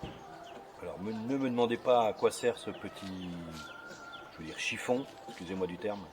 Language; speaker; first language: French; native; French